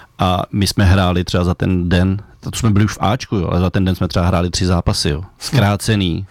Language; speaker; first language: Czech; native; Czech